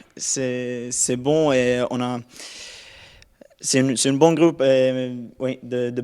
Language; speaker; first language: French; non-native, learner; Norwegian